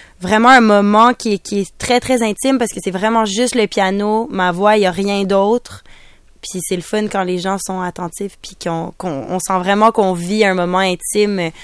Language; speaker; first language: French; native; French